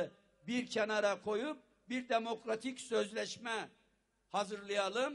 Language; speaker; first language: Turkish; native; Turkish